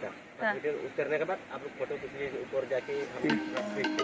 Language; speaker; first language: Hindi; non-native, local second language; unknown